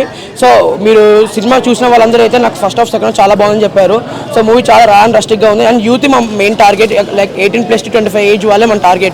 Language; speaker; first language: Telugu; native; Telugu